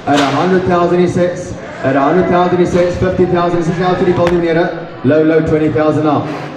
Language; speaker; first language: English; non-native, local second language; Afrikaans